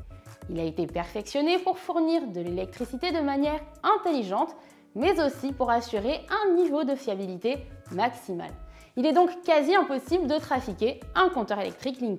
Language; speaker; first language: French; native; French